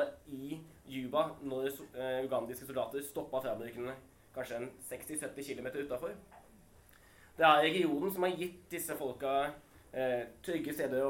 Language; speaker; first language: Norwegian; native; Norwegian